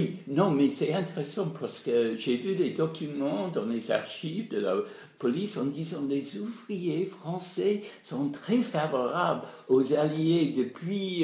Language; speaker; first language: French; non-native, fluent; English